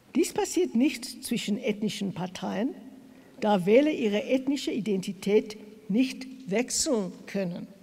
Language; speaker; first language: German; non-native, learner; English